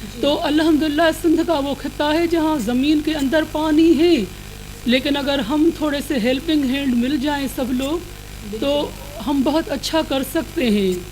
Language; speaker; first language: Urdu; non-native, local second language; Sindhi